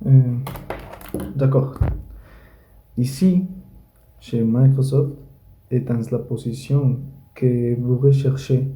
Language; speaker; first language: French; non-native, learner; Spanish